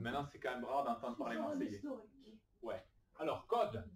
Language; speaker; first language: French; native; French